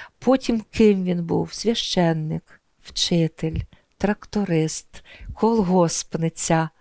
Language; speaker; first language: Ukrainian; native; Ukrainian